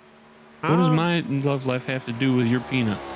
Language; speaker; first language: English; native; English